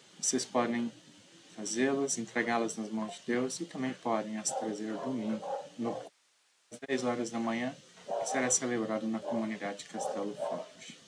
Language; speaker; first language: Portuguese; native; Portuguese